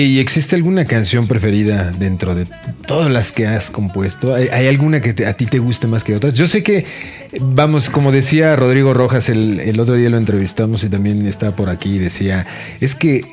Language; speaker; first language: Spanish; native; Spanish